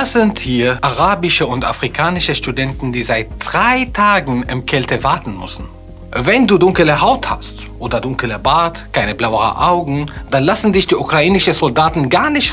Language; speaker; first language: German; non-native, fluent; Arabic